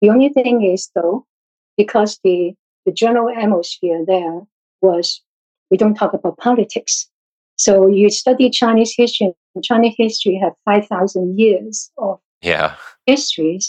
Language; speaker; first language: English; non-native, local second language; Cantonese